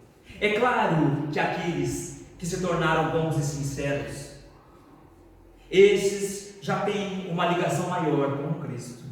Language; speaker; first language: Portuguese; native; Portuguese